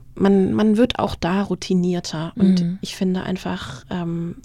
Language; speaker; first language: German; native; German